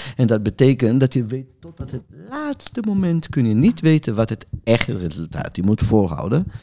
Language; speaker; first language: Dutch; non-native, fluent; Hebrew